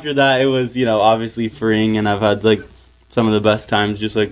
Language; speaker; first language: English; native; English